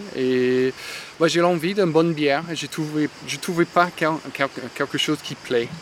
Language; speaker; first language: French; non-native, fluent; English